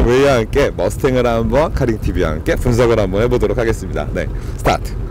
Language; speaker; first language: Korean; native; Korean